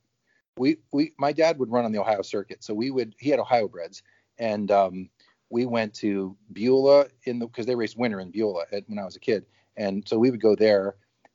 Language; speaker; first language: English; native; English